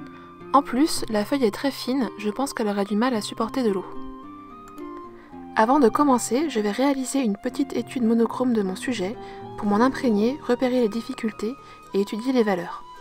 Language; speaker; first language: French; native; French